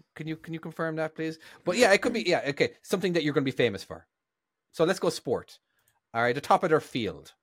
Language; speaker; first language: English; native; English